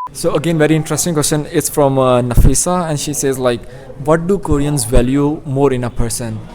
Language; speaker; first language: English; non-native, local second language; Urdu